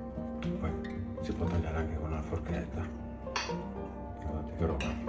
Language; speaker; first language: Italian; native; Italian